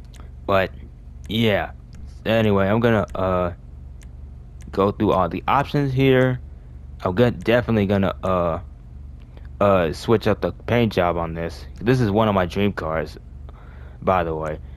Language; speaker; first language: English; native; English